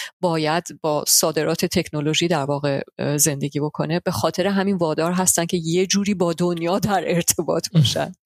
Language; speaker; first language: Persian; early bilingual, heritage; Persian